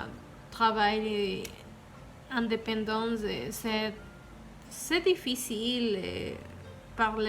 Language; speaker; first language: French; non-native, learner; Spanish